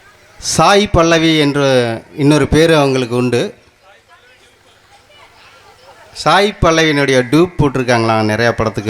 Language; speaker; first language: Tamil; native; Tamil